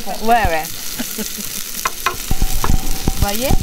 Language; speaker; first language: French; non-native, learner; Korean